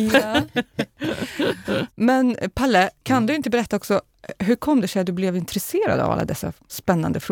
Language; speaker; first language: Swedish; non-native, fluent; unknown